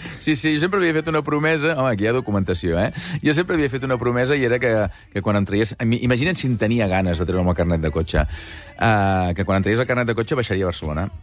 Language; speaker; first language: Catalan; native; Catalan